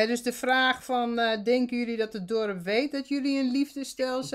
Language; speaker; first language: Dutch; native; Dutch